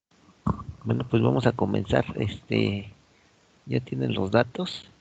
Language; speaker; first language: Spanish; native; Spanish